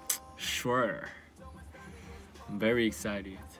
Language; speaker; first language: English; non-native, learner; Korean